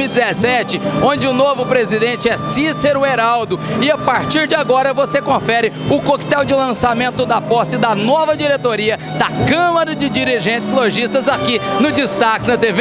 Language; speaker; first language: Portuguese; native; Portuguese